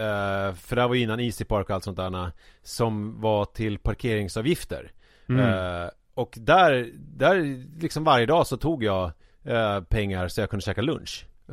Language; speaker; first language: Swedish; native; Swedish